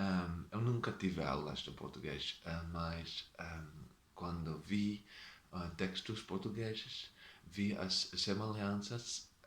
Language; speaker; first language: Portuguese; non-native, learner; Dutch